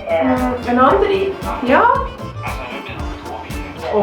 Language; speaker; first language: German; native; German